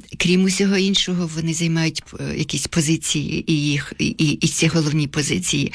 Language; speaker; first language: Ukrainian; native; Ukrainian